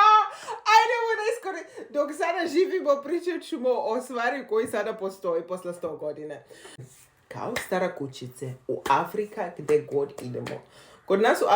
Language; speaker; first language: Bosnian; non-native, learner; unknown